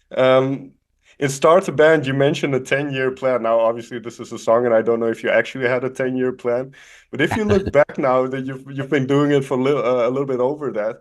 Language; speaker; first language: English; non-native, fluent; Dutch